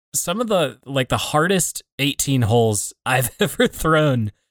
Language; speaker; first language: English; native; English